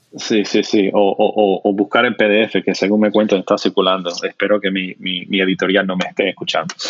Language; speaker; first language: Spanish; non-native, fluent; English